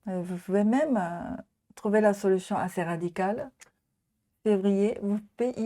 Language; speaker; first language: French; non-native, learner; Japanese